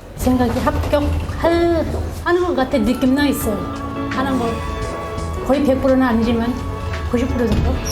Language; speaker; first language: Korean; non-native, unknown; Sherpa